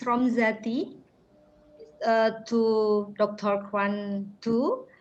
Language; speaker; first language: English; non-native, fluent; Indonesian